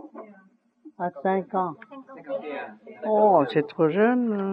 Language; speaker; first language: French; non-native, learner; Vietnamese